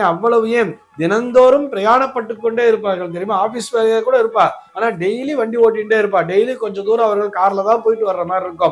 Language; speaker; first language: Tamil; native; Tamil